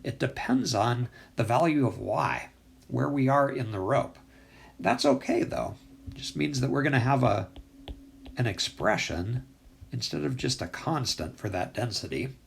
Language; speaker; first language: English; native; English